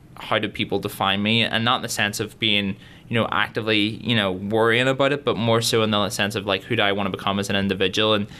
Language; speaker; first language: English; native; English